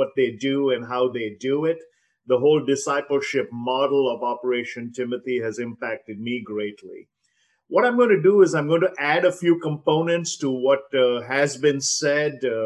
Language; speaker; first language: English; non-native, local second language; Telugu